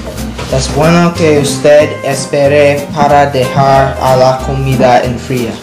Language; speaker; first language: Spanish; non-native, learner; English